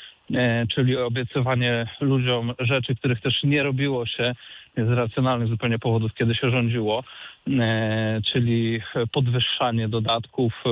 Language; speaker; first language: Polish; native; Polish